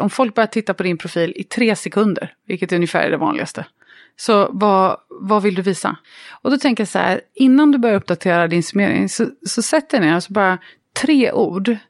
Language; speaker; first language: Swedish; native; Swedish